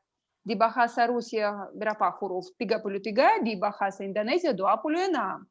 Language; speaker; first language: Indonesian; non-native, learner; Russian